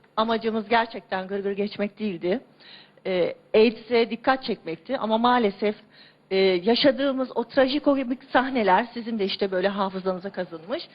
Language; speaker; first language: Turkish; native; Turkish